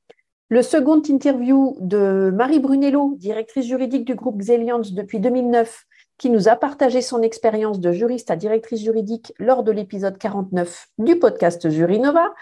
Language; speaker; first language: French; native; French